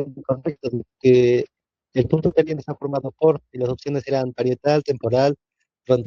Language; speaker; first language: Spanish; native; Spanish